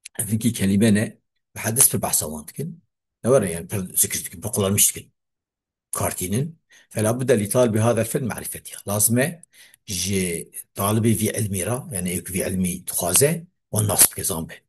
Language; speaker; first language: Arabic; non-native, learner; Kurdish